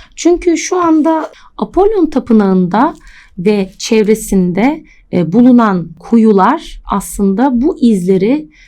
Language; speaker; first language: Turkish; native; Turkish